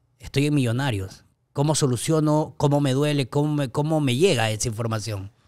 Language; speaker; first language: Spanish; native; Spanish